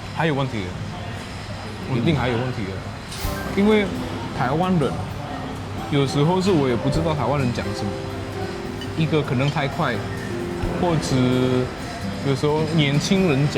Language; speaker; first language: Chinese; non-native, fluent; Javanese